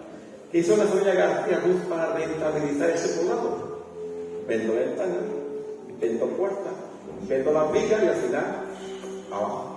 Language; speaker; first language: Spanish; native; Spanish